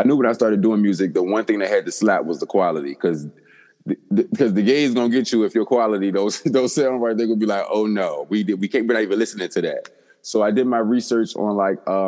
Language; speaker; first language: English; native; English